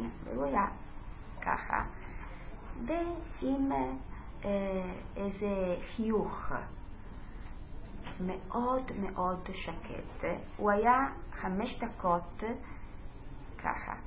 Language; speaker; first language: Hebrew; non-native, fluent; Italian